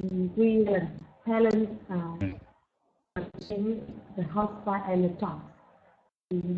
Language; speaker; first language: English; non-native, learner; Vietnamese